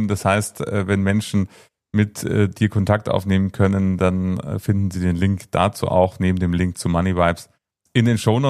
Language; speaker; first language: German; native; German